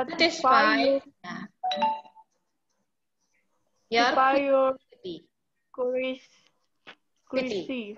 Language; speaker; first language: English; non-native, learner; Indonesian